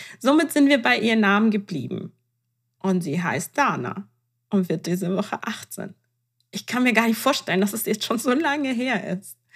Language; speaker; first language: German; non-native, fluent; Persian